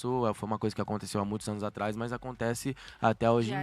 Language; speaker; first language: Portuguese; native; Portuguese